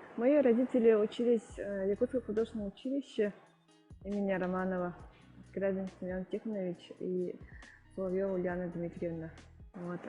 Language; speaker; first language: Russian; non-native, local second language; Yakut